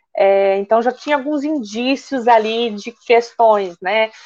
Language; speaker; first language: Portuguese; native; Portuguese